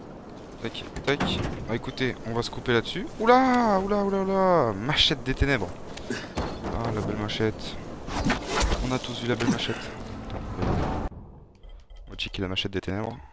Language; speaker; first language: French; native; French